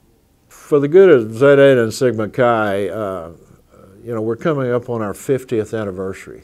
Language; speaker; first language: English; native; English